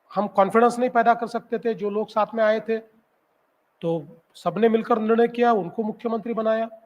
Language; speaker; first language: Hindi; non-native, local second language; Marathi